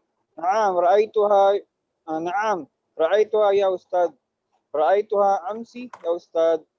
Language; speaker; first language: Arabic; non-native, learner; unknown